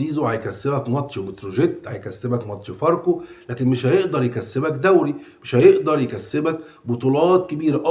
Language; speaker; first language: Arabic; native; Arabic